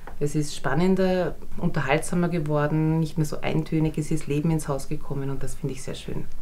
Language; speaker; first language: German; native; German